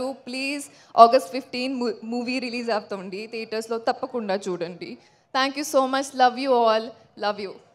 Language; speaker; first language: Telugu; non-native, learner; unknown